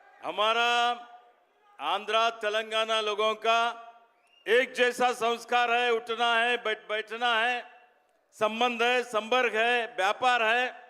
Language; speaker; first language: Hindi; non-native, local second language; Kannada